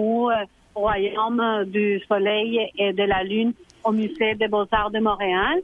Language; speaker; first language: French; non-native, fluent; Spanish